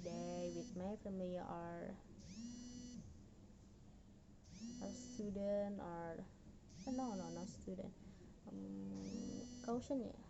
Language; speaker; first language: English; non-native, learner; Indonesian